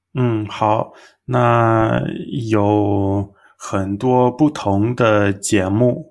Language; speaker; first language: Chinese; non-native, learner; English